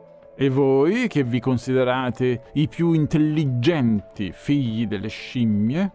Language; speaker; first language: Italian; native; Italian